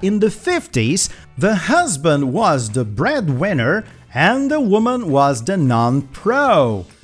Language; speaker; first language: English; non-native, fluent; Portuguese